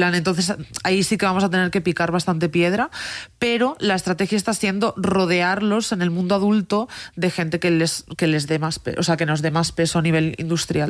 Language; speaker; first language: Spanish; native; Spanish